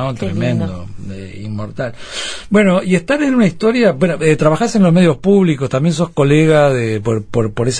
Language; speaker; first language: Spanish; native; Spanish